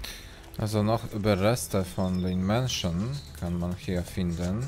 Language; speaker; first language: German; non-native, learner; Polish